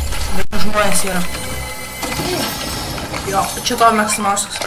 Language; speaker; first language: Lithuanian; early bilingual, heritage; Lithuanian